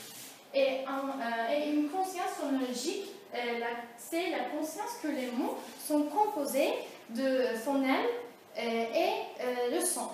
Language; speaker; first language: French; non-native, fluent; Turkish